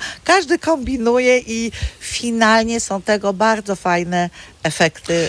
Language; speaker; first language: Polish; non-native, local second language; Kashubian